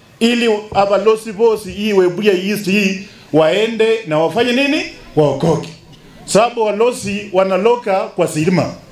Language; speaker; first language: Swahili; non-native, local second language; Luyia